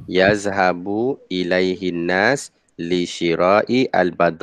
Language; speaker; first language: Arabic; non-native, fluent; Malay